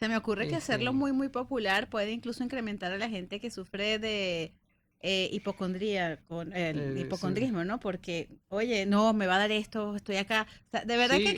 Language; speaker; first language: Spanish; native; Spanish